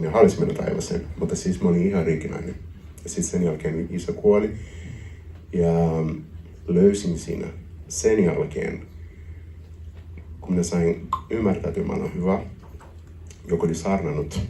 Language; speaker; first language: Finnish; non-native, learner; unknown